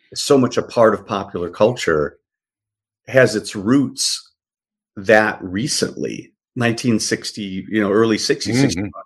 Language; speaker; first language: English; native; English